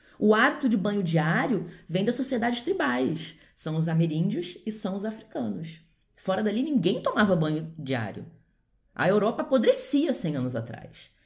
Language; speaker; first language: Portuguese; native; Portuguese